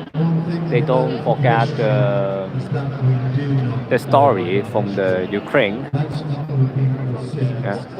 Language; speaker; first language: English; non-native, learner; Cantonese